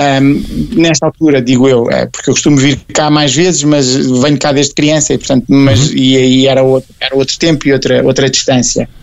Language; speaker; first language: Portuguese; native; Portuguese